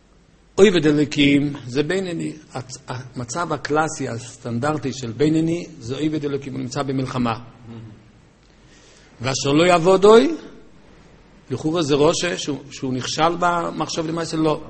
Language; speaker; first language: Hebrew; native; Hebrew